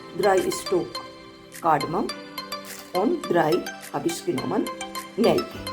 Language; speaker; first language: German; non-native, learner; Hindi